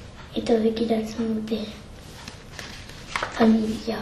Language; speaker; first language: Basque; non-native, local second language; French